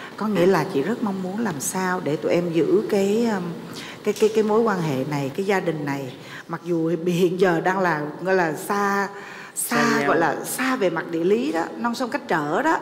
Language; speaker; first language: Vietnamese; native; Vietnamese